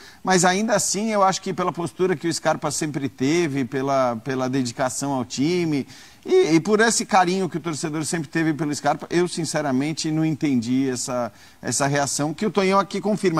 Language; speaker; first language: Portuguese; native; Portuguese